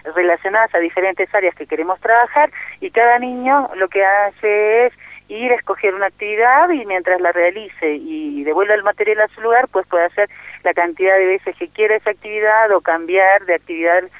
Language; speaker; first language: Spanish; native; Spanish